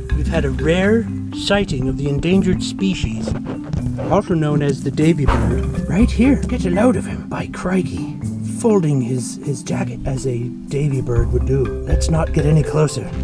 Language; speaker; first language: English; native; English